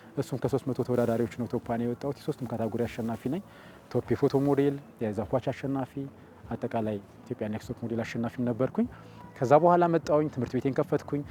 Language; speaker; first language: Amharic; native; Amharic